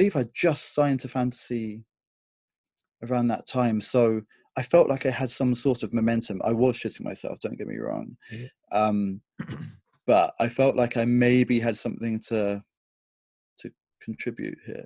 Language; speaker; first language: English; native; English